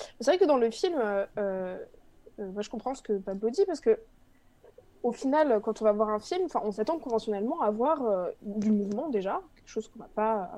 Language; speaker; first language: French; native; French